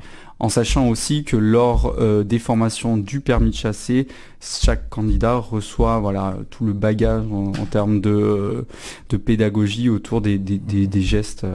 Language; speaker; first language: French; native; French